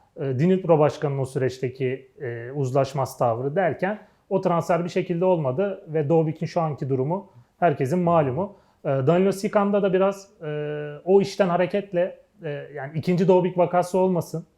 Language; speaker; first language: Turkish; native; Turkish